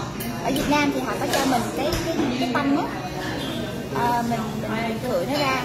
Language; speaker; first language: Vietnamese; early bilingual, heritage; Vietnamese